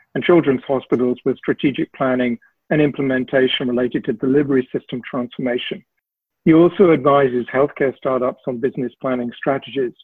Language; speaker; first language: English; native; English